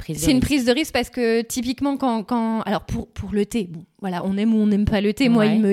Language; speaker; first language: French; native; French